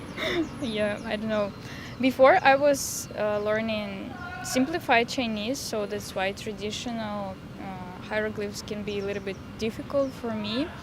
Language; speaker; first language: English; non-native, fluent; Russian